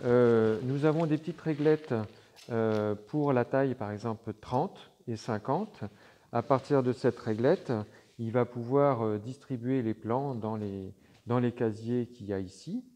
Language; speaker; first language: French; native; French